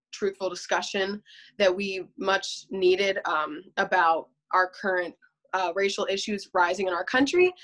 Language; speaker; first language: English; native; English